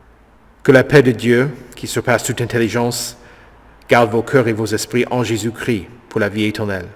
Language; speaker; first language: French; native; French